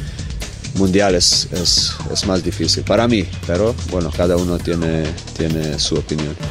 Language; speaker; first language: Spanish; non-native, fluent; Croatian